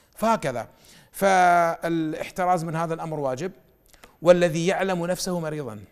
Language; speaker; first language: Arabic; native; Arabic